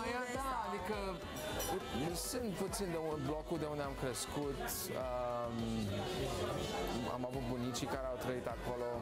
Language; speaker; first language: Romanian; early bilingual, heritage; Romanian